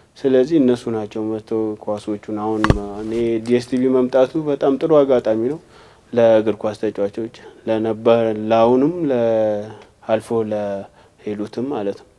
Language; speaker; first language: Amharic; non-native, local second language; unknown